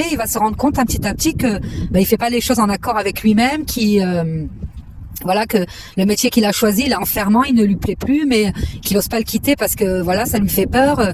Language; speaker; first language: French; native; French